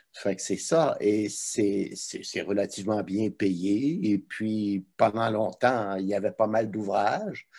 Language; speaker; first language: French; native; French